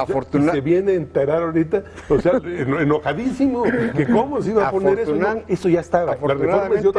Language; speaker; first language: Spanish; native; Spanish